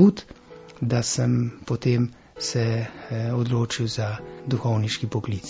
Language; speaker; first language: Slovenian; early bilingual, heritage; Slovenian